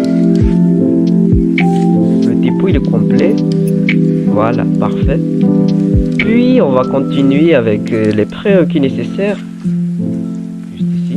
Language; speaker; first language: French; non-native, local second language; Malagasy